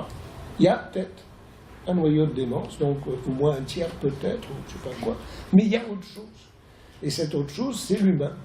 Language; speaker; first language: French; native; French